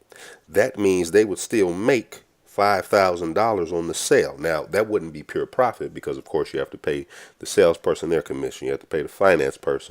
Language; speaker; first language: English; native; English